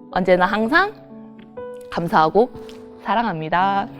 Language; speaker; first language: Korean; native; Korean